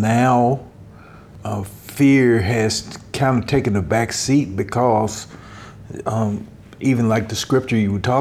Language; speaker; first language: English; native; English